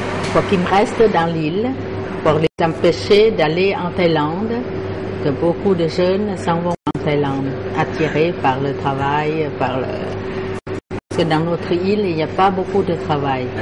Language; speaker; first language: French; non-native, fluent; Lao